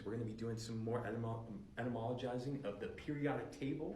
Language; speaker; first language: English; native; English